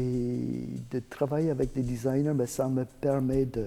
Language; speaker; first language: French; non-native, fluent; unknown